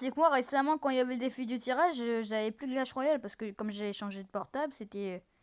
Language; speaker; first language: French; native; French